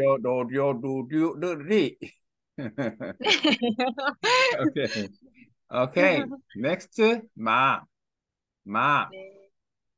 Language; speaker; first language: Vietnamese; non-native, learner; Korean